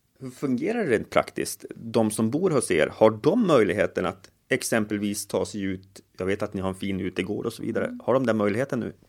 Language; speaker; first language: Swedish; native; Swedish